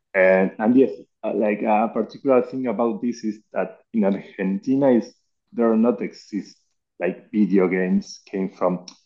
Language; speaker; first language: English; non-native, learner; Spanish